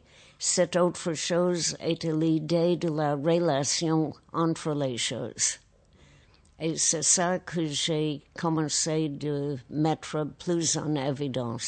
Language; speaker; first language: French; non-native, fluent; English